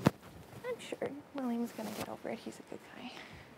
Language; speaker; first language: English; native; English